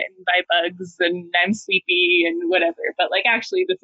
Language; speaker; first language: English; native; English